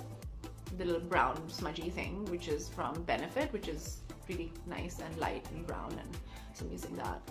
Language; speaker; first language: English; non-native, local second language; Hindi